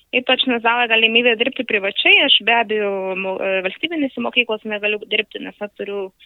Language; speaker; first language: Lithuanian; non-native, fluent; Spanish